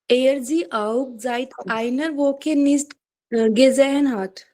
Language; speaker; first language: German; non-native, learner; Hindi